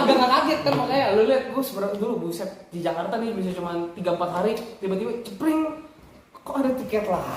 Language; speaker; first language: Indonesian; native; Indonesian